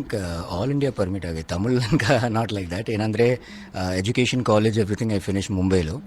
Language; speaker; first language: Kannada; non-native, learner; Malayalam